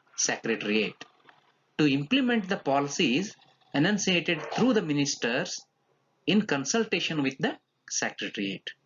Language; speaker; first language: English; non-native, local second language; Kannada